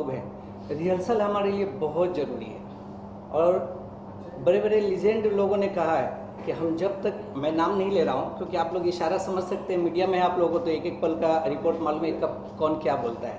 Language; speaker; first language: Hindi; native; Hindi